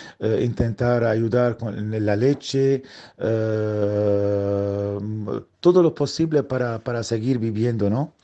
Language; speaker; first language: Spanish; non-native, fluent; Arabic